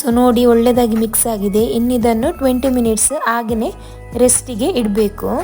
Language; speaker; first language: Kannada; non-native, local second language; Tulu